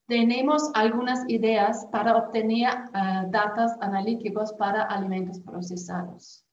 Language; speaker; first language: Spanish; non-native, fluent; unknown